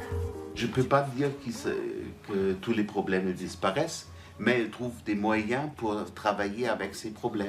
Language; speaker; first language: French; non-native, fluent; German